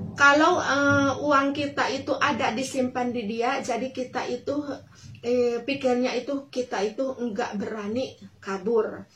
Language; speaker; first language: Indonesian; non-native, local second language; Sundanese